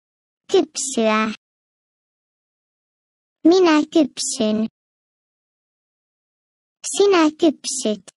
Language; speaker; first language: Finnish; non-native, fluent; Turkish